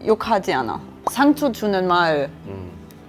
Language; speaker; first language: Korean; non-native, learner; German